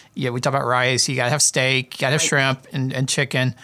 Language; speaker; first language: English; native; English